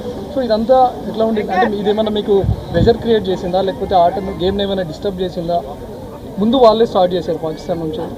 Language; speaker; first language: Telugu; native; Telugu